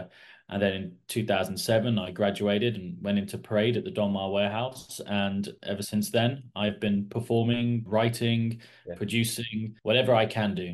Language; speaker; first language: English; native; English